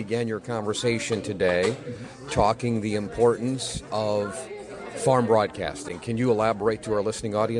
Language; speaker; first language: English; native; English